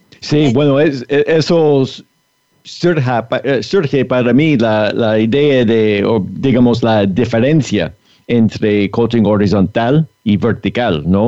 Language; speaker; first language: Spanish; non-native, fluent; English